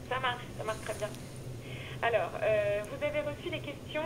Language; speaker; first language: French; native; French